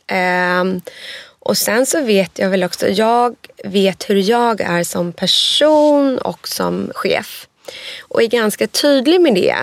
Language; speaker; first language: Swedish; native; Swedish